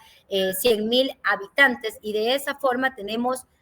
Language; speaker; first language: Spanish; native; Spanish